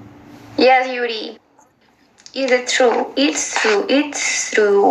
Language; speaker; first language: English; non-native, learner; Spanish